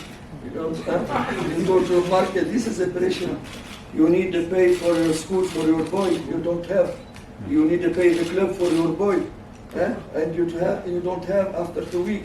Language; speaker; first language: English; non-native, learner; French